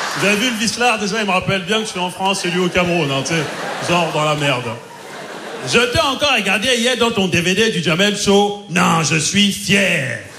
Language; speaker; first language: French; early bilingual, other home language; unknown